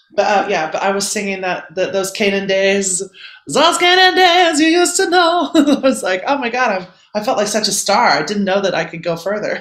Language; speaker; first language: English; native; English